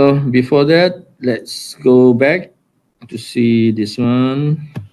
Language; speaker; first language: English; non-native, local second language; Malay